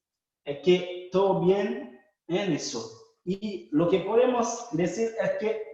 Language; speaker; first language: Spanish; non-native, fluent; Haitian Creole